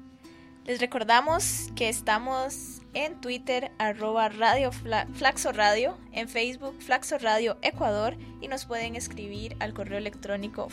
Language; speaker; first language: Spanish; native; Spanish